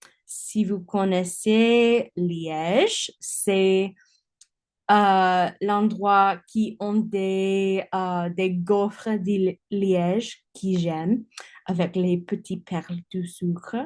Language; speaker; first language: French; non-native, learner; English